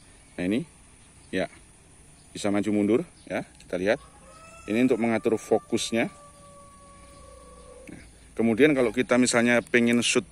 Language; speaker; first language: Indonesian; native; Indonesian